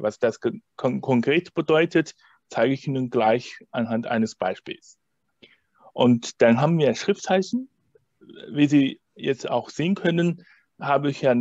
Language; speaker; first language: German; non-native, fluent; Chinese